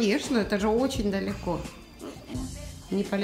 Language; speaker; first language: Russian; native; Russian